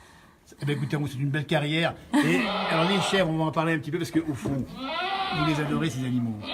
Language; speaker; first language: French; native; French